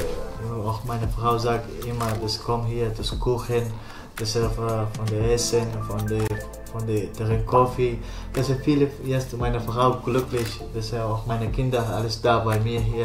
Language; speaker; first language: German; non-native, learner; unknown